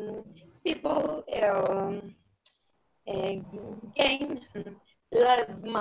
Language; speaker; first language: English; non-native, learner; Spanish